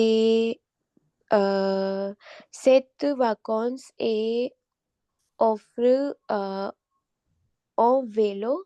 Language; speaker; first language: French; non-native, learner; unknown